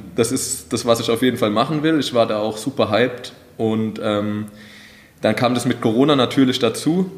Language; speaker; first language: German; native; German